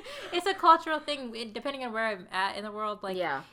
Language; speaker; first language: English; early bilingual, other home language; Sinhala